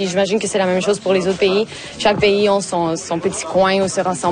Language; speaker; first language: French; early bilingual, other home language; Spanish